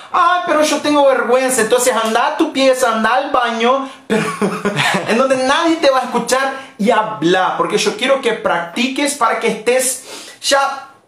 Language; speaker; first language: Spanish; non-native, fluent; Portuguese